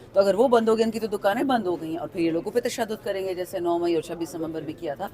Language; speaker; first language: Urdu; non-native, local second language; Pashto